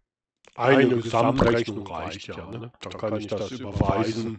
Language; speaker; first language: German; native; German